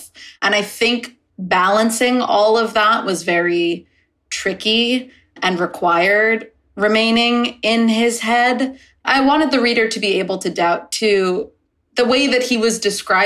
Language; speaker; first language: English; native; English